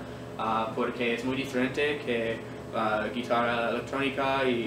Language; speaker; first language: Spanish; non-native, learner; English